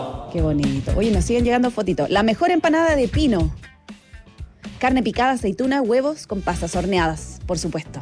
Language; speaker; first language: Spanish; native; Spanish